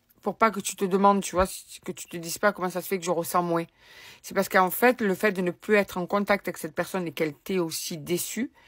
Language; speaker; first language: French; native; French